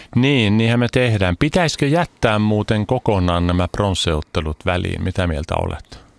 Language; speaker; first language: Finnish; early bilingual, heritage; Swedish